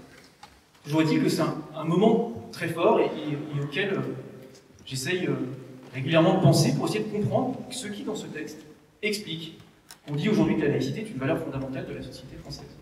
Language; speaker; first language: French; native; French